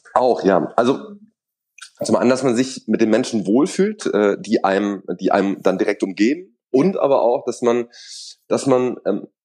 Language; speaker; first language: German; native; German